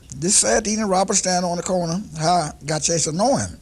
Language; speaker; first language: English; native; English